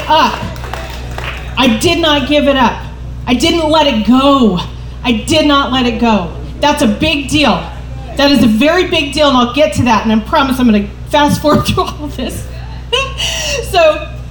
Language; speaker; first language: English; native; English